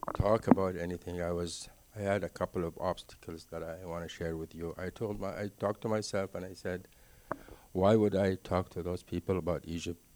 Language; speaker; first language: English; non-native, fluent; Arabic